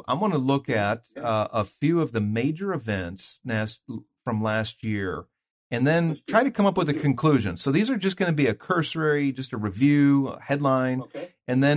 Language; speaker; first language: English; native; English